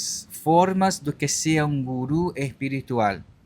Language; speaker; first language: Spanish; non-native, learner; Portuguese